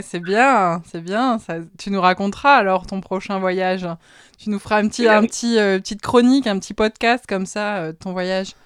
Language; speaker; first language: French; native; French